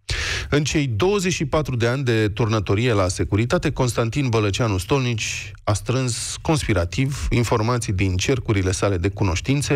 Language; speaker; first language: Romanian; native; Romanian